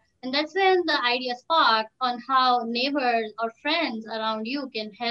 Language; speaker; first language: English; non-native, local second language; Hindi